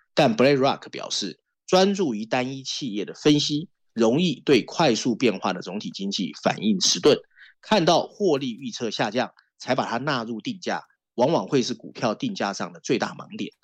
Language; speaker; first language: Chinese; native; Chinese